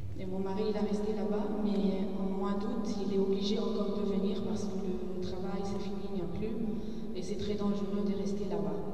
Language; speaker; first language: French; non-native, learner; Arabic